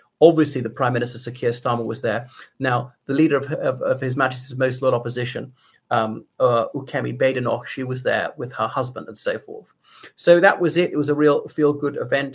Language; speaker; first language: English; native; English